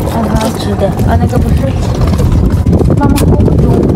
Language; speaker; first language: Chinese; non-native, learner; Ukrainian